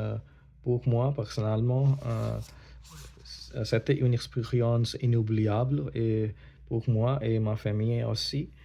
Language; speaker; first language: French; non-native, learner; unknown